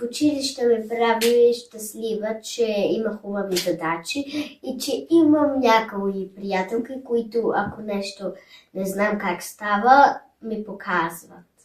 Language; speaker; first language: Bulgarian; early bilingual, heritage; German